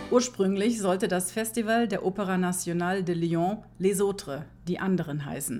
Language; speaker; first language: German; native; German